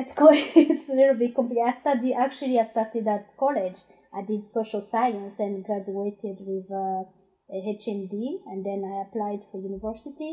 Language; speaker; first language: English; non-native, fluent; Rundi